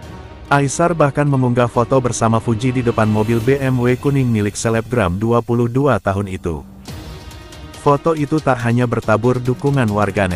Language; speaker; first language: Indonesian; native; Indonesian